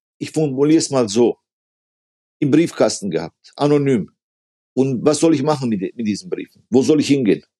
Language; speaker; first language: German; early bilingual, other home language; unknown